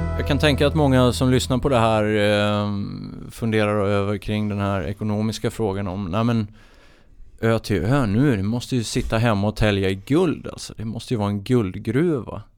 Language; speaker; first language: Swedish; native; Swedish